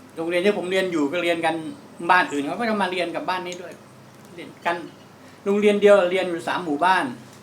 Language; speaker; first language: Thai; non-native, local second language; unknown